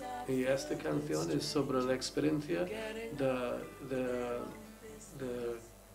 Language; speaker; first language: Spanish; non-native, learner; English